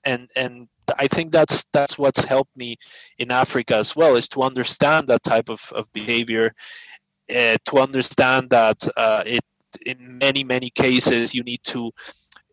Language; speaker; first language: English; non-native, fluent; Spanish